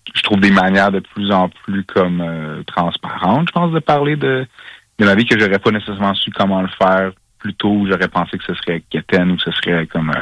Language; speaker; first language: French; native; French